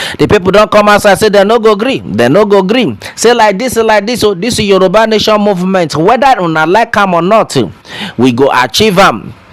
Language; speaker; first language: Nigerian Pidgin; non-native, local second language; Yoruba